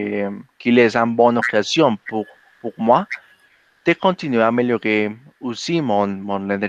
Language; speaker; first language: French; non-native, learner; Spanish